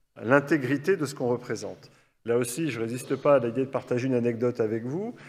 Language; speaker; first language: French; native; French